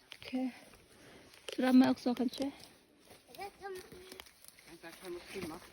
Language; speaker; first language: Swedish; non-native, learner; Thai